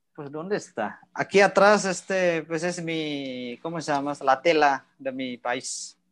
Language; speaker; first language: Spanish; non-native, learner; Indonesian